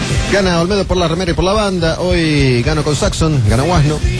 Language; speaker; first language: Spanish; native; Spanish